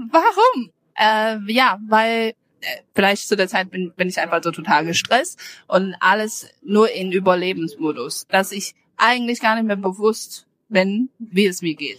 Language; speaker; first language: German; non-native, fluent; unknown